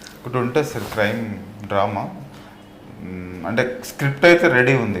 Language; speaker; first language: Telugu; native; Telugu